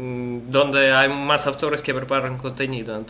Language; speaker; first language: Spanish; non-native, learner; Russian